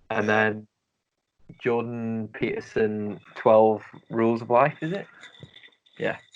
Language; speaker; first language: English; native; English